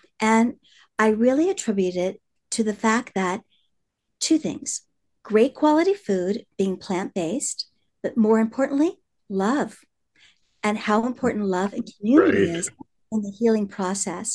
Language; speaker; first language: English; native; English